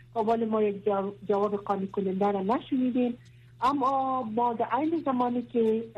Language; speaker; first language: Persian; non-native, local second language; Pashto